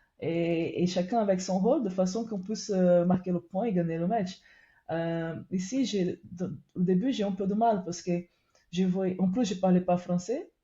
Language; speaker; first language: French; non-native, fluent; Portuguese